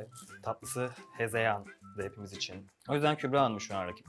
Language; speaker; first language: Turkish; native; Turkish